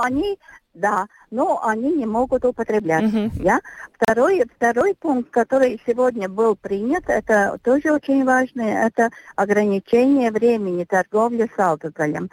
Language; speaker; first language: Russian; non-native, local second language; Latvian